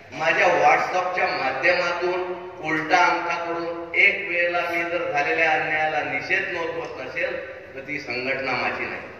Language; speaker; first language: Marathi; native; Marathi